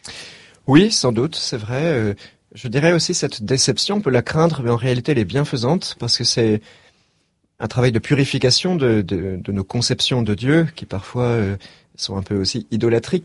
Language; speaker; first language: French; native; French